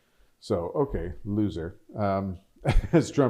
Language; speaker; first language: English; native; English